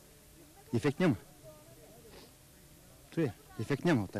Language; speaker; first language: Bulgarian; non-native, local second language; Turkish